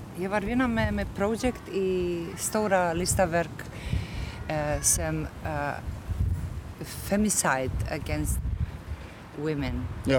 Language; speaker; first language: Icelandic; non-native, learner; Albanian